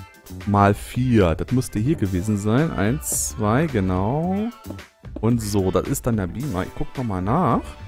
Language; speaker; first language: German; native; German